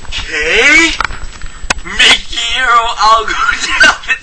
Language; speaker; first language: Spanish; non-native, learner; English